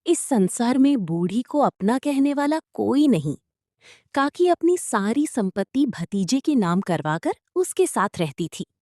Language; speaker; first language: Hindi; non-native, local second language; Malayalam